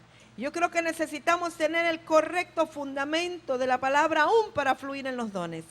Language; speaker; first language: Spanish; native; Spanish